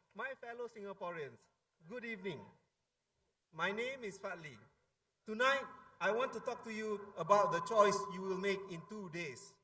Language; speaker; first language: English; non-native, local second language; Malay